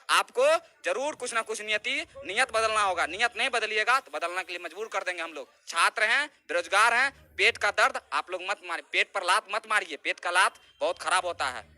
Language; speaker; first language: Hindi; native; Hindi